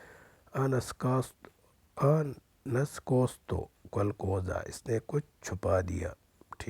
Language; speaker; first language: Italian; non-native, learner; Urdu